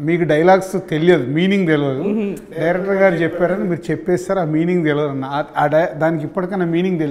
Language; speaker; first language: Telugu; native; Telugu